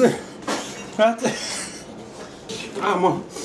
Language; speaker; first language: Japanese; native; Japanese